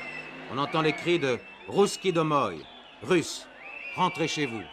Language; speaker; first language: French; native; French